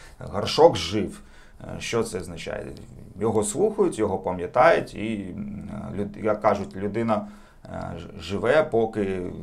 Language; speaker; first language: Ukrainian; non-native, local second language; Russian